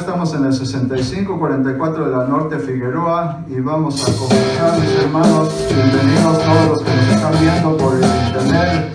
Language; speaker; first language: Spanish; native; Spanish